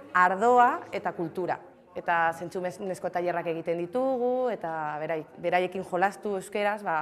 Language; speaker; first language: Basque; non-native, local second language; Spanish